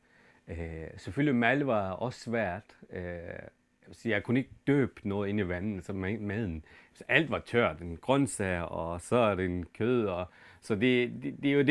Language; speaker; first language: Danish; non-native, fluent; Turkish